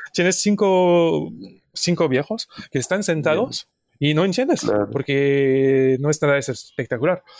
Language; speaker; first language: Spanish; non-native, fluent; French